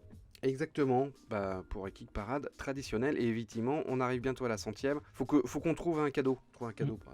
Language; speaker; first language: French; native; French